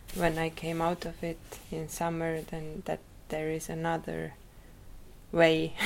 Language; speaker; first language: English; non-native, fluent; Estonian